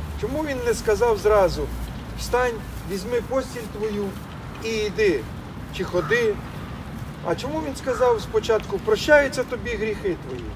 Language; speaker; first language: Ukrainian; non-native, local second language; Russian